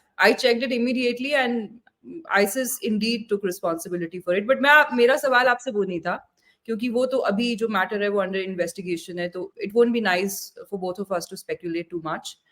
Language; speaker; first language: Hindi; native; Hindi